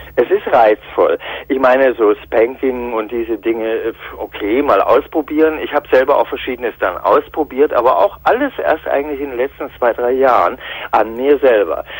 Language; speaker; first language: German; native; German